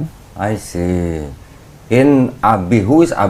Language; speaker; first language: English; non-native, fluent; Indonesian